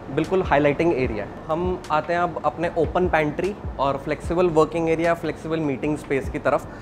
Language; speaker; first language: Hindi; native; Hindi